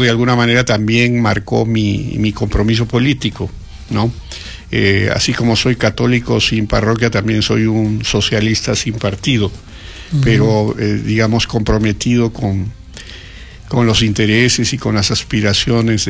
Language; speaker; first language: Spanish; native; Spanish